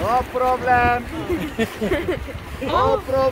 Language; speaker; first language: English; non-native, learner; Turkish